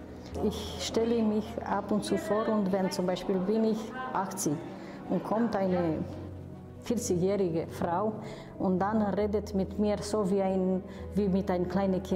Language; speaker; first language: German; non-native, fluent; Romanian